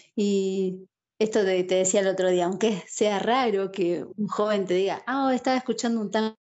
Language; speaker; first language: Spanish; native; Spanish